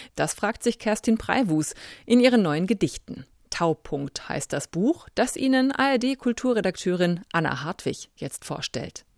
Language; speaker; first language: German; native; German